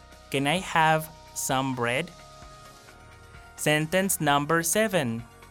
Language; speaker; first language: English; non-native, fluent; Spanish